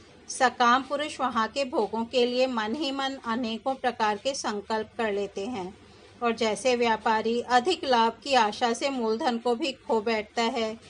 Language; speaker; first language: Hindi; native; Hindi